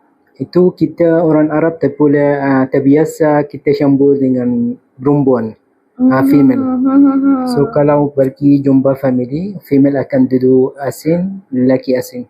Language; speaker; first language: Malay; non-native, fluent; Arabic